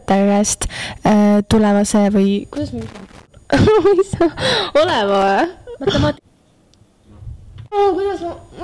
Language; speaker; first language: Estonian; native; Estonian